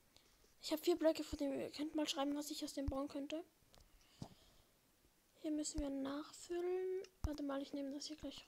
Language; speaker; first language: German; native; German